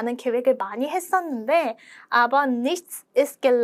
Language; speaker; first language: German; non-native, fluent; Korean